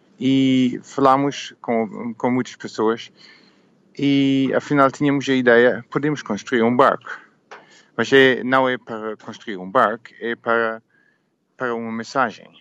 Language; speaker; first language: Portuguese; non-native, learner; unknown